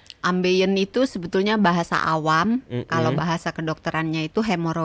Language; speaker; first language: Indonesian; native; Indonesian